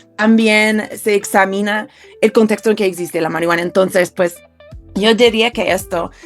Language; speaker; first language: Spanish; non-native, fluent; English